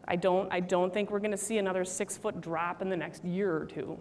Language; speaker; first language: English; native; English